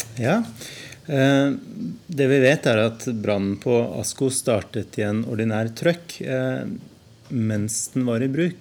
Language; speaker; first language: Norwegian; native; Norwegian